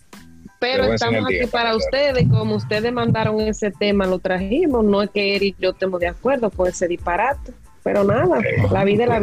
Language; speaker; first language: Spanish; native; Spanish